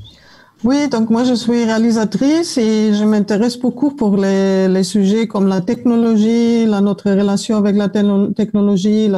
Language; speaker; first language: French; non-native, fluent; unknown